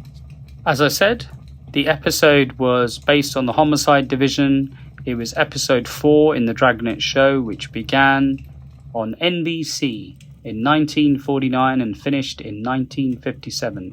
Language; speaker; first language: English; native; English